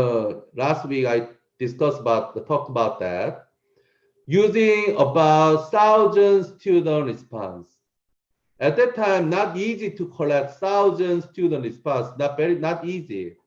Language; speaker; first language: English; non-native, learner; Korean